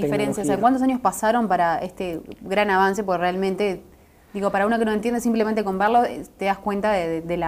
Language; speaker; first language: Spanish; native; Spanish